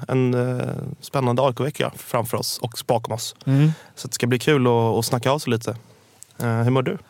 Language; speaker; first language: Swedish; native; Swedish